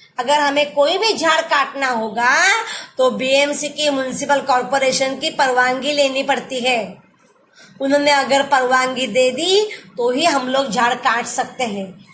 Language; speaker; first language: Hindi; non-native, local second language; Marathi